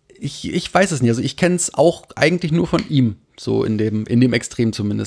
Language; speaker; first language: German; native; German